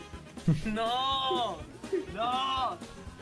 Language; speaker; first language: Spanish; native; Spanish